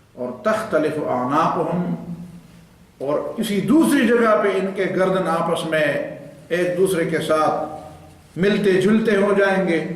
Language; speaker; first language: Urdu; non-native, local second language; Pashto